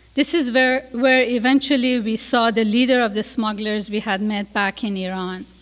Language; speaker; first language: English; non-native, fluent; Persian